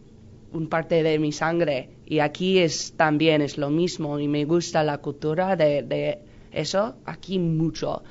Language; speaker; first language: Spanish; non-native, learner; English